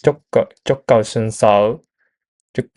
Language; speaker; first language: Cantonese; non-native, learner; Japanese